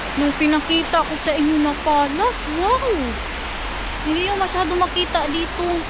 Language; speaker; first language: Filipino; non-native, local second language; Cebuano